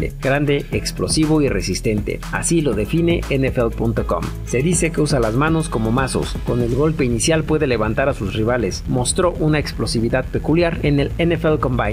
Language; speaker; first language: Spanish; native; Spanish